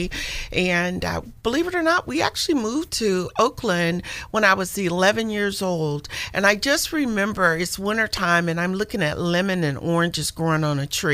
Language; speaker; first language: English; native; English